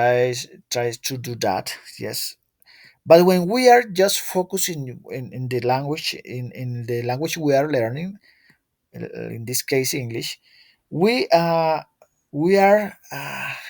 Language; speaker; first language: English; non-native, learner; Spanish